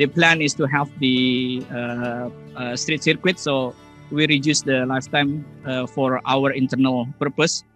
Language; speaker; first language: English; non-native, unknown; Indonesian